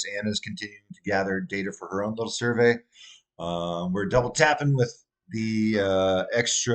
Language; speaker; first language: English; native; English